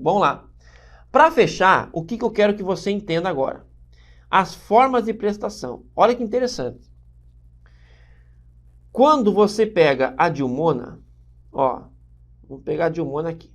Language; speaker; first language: Portuguese; native; Portuguese